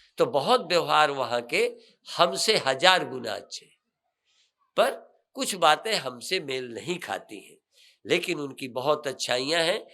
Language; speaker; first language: Hindi; native; Hindi